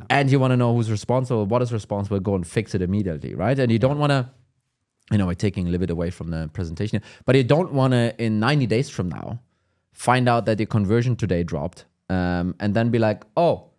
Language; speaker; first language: English; non-native, fluent; German